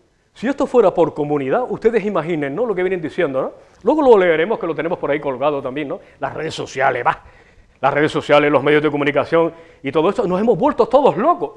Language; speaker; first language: Spanish; native; Spanish